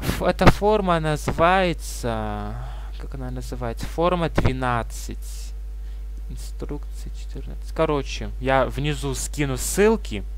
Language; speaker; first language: Russian; native; Russian